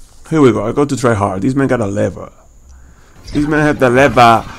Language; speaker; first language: English; non-native, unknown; Spanish